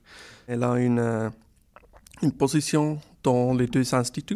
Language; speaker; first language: French; non-native, local second language; German